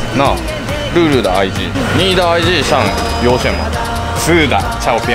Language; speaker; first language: Chinese; non-native, fluent; Japanese